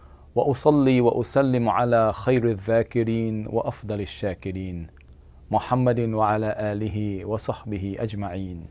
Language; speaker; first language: Arabic; non-native, fluent; English